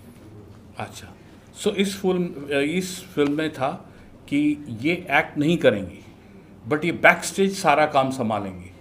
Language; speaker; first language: Hindi; native; Hindi